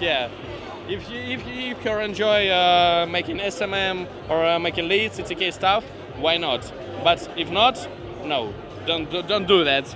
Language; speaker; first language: English; non-native, learner; Russian